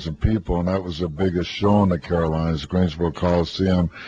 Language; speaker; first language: English; native; English